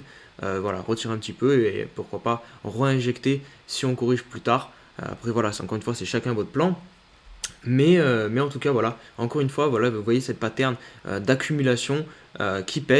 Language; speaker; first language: French; native; French